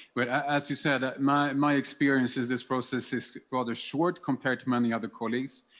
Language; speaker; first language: English; non-native, fluent; Swedish